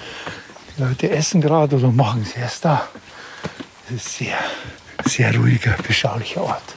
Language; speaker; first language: German; native; German